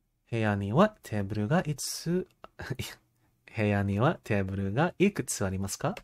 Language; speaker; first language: Japanese; non-native, learner; English